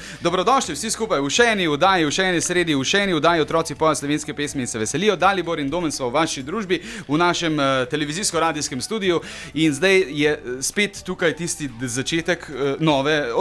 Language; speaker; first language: Slovenian; native; Slovenian